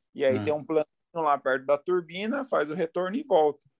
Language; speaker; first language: Portuguese; native; Portuguese